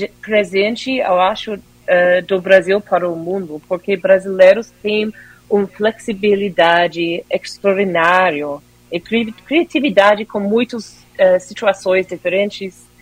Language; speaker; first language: Portuguese; non-native, fluent; English